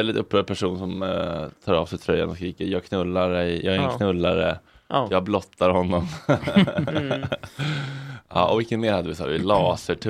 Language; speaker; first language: Swedish; native; Swedish